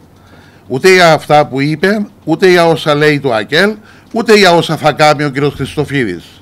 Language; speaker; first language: Greek; native; Greek